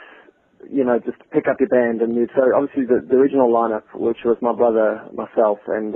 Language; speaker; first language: English; native; English